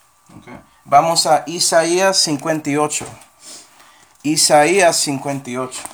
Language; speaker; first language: Spanish; non-native, fluent; English